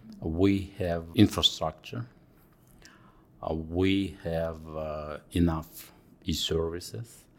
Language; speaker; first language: English; non-native, fluent; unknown